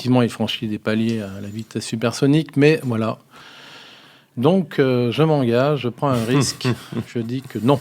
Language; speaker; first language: French; native; French